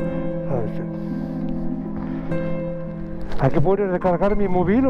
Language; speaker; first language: Spanish; non-native, learner; Persian